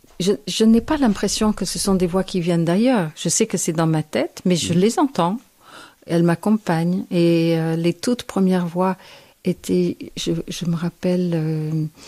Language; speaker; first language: French; non-native, fluent; English